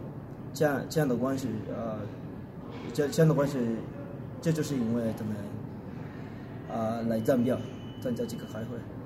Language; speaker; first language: Chinese; non-native, learner; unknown